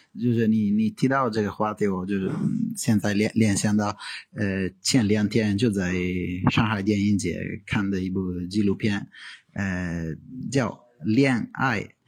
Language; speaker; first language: Chinese; non-native, fluent; Italian